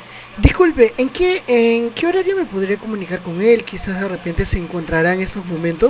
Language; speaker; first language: Spanish; native; Spanish